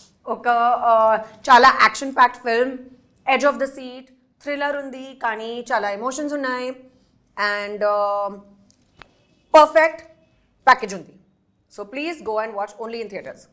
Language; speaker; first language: Telugu; non-native, learner; Hindi